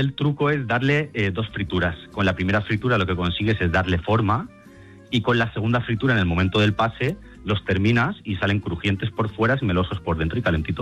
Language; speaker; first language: Spanish; native; Spanish